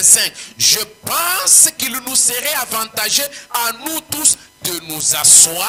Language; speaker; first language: French; non-native, local second language; Swahili